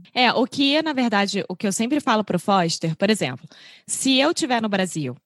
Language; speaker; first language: Portuguese; native; Portuguese